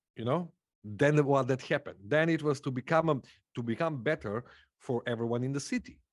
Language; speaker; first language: English; non-native, fluent; Macedonian